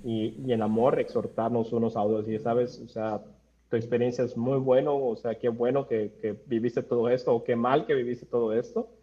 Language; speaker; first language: Spanish; native; Spanish